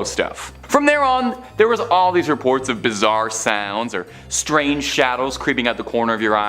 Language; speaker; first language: English; native; English